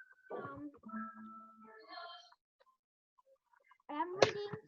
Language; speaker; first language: English; non-native, learner; Vietnamese